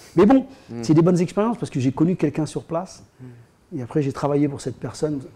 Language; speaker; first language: French; native; French